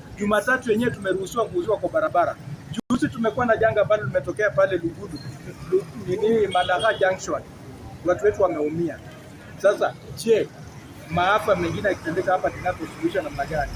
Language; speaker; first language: Swahili; non-native, local second language; Luyia